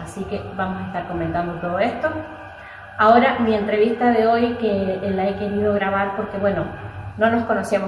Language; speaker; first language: Spanish; native; Spanish